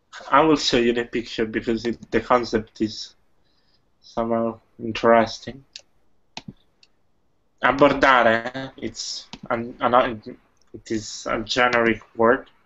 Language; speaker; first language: English; non-native, fluent; Italian